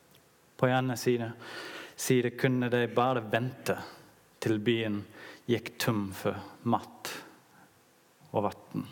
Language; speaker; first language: Norwegian; non-native, learner; English